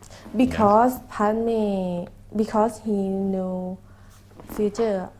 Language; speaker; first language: English; non-native, learner; Thai